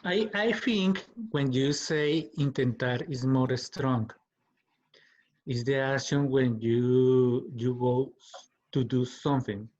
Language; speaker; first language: English; non-native, learner; Spanish